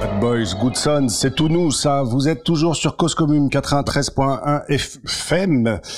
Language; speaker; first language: French; native; French